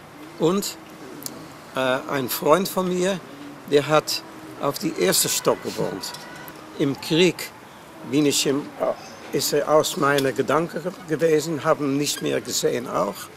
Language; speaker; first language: German; non-native, fluent; Dutch